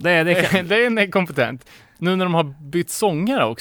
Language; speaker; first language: Swedish; native; Swedish